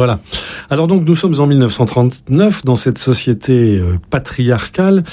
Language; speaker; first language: French; native; French